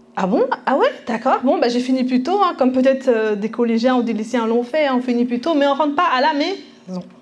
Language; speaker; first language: French; early bilingual, other home language; Spanish